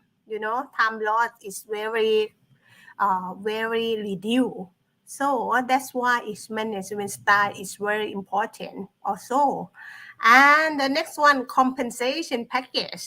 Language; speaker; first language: English; non-native, learner; Thai